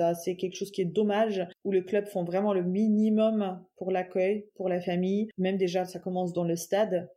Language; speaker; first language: French; non-native, fluent; German